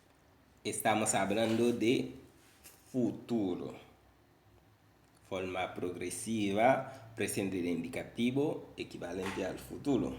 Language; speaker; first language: Spanish; non-native, fluent; Haitian Creole